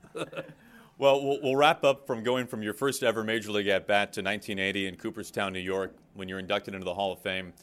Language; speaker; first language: English; native; English